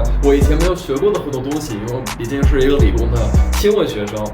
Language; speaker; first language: Chinese; non-native, fluent; English